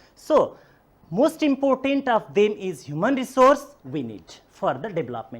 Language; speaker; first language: English; non-native, local second language; Nepali